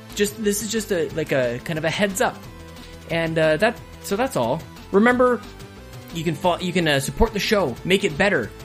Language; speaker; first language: English; native; English